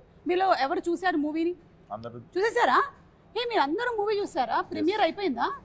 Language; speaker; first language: Telugu; native; Telugu